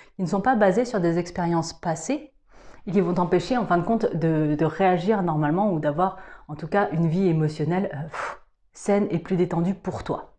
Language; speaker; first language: French; native; French